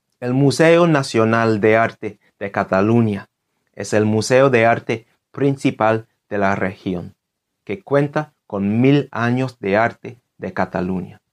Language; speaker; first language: Spanish; non-native, fluent; English